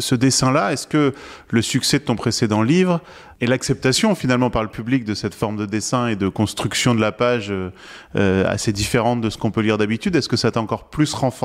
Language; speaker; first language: French; native; French